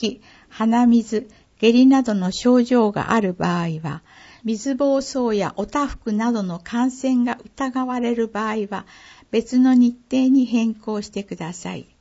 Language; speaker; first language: Japanese; native; Japanese